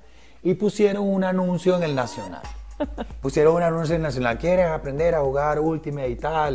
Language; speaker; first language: Spanish; native; Spanish